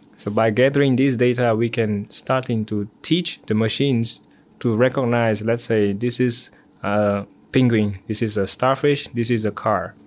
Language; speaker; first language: English; non-native, fluent; Vietnamese